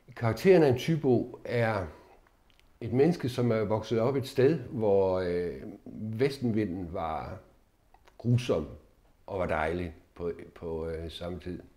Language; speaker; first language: Danish; native; Danish